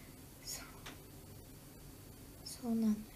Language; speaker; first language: Korean; non-native, fluent; Japanese